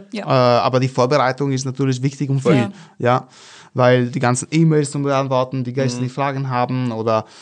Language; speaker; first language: German; non-native, fluent; Italian